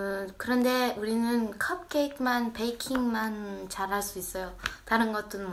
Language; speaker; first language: Korean; early bilingual, heritage; Korean